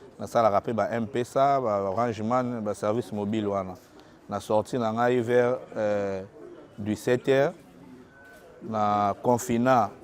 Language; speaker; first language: Lingala; native; Lingala